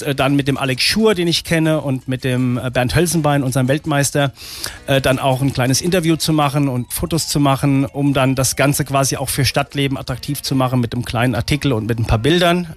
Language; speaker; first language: German; native; German